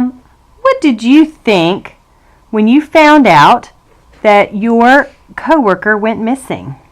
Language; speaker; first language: English; native; English